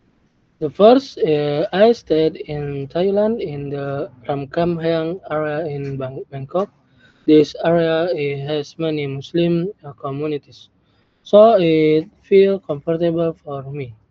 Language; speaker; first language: English; non-native, learner; Indonesian